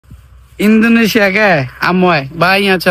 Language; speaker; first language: Indonesian; non-native, learner; Bangla